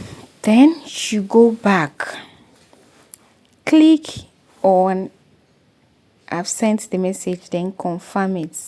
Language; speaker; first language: English; non-native, local second language; Igbo